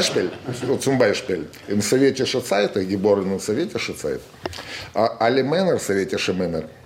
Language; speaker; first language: German; non-native, learner; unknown